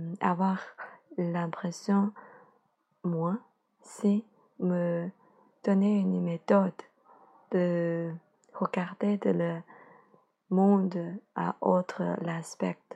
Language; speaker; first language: French; non-native, learner; Chinese